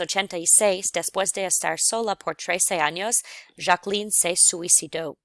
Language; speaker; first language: Spanish; non-native, fluent; English